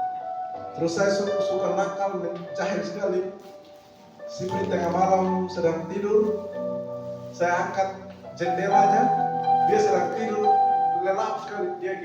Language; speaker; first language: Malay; non-native, local second language; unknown